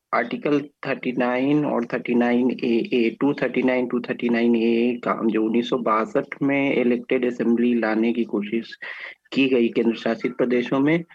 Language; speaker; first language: Hindi; native; Hindi